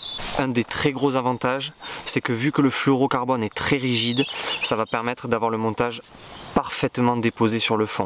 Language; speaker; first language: French; native; French